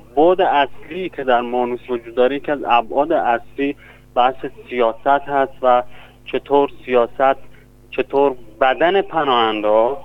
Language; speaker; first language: Persian; non-native, local second language; Kurdish